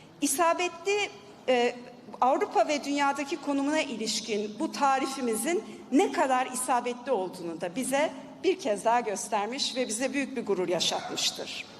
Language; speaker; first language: Turkish; native; Turkish